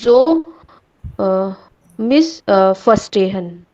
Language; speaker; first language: German; non-native, learner; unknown